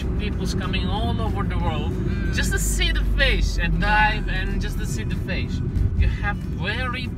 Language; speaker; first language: English; non-native, fluent; Turkish